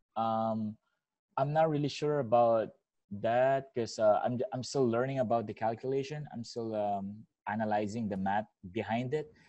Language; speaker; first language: English; non-native, local second language; Filipino